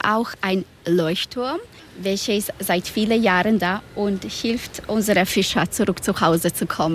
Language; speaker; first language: German; non-native, learner; Spanish